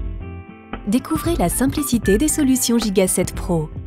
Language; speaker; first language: French; native; French